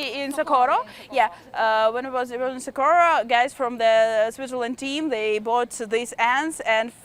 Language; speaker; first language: English; non-native, fluent; Ukrainian